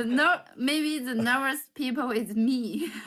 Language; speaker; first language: English; non-native, learner; Chinese